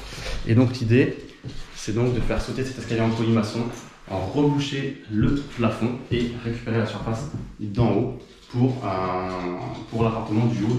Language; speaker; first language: French; native; French